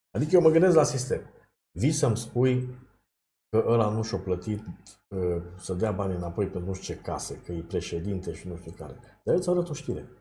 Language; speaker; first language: Romanian; native; Romanian